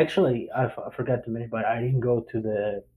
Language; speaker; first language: English; non-native, fluent; Ukrainian